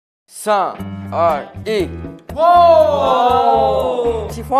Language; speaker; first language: Chinese; non-native, learner; English